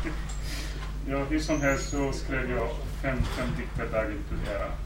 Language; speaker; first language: Swedish; non-native, fluent; Wolof